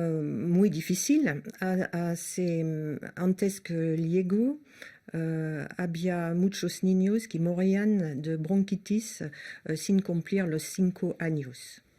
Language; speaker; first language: Spanish; non-native, fluent; French